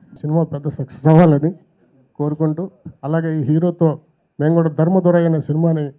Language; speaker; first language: Telugu; native; Telugu